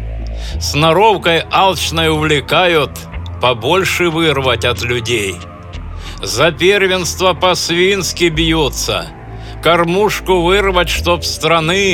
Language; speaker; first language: Russian; native; Russian